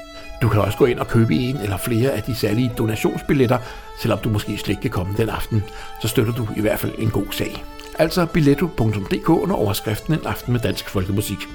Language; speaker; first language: Danish; native; Danish